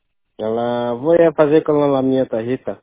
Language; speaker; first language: Spanish; non-native, learner; Portuguese